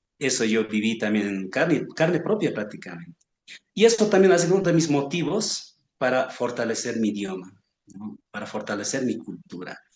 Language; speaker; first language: Spanish; non-native, local second language; Aymara